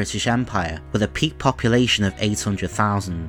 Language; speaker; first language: English; native; English